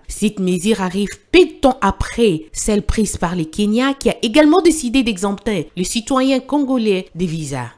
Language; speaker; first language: French; non-native, local second language; Lingala